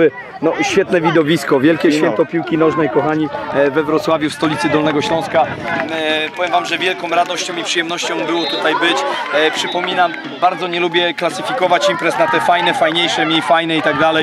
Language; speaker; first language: Polish; native; Polish